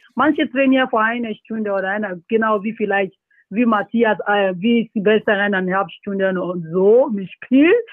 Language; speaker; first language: German; non-native, learner; Yoruba